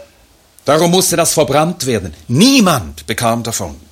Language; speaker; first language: German; native; German